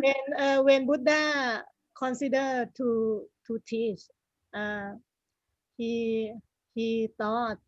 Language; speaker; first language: English; non-native, learner; Thai